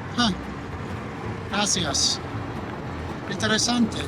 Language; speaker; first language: Spanish; non-native, learner; English